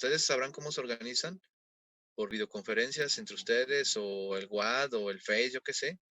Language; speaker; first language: Spanish; native; Spanish